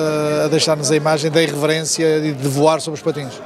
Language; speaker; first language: Portuguese; native; Portuguese